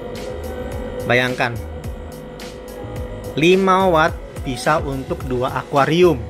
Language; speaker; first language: Indonesian; native; Indonesian